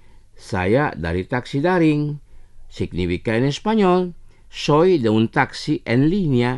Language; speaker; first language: Spanish; non-native, fluent; Indonesian